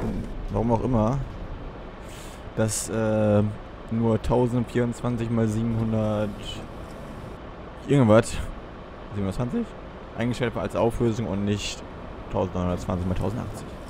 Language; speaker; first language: German; native; German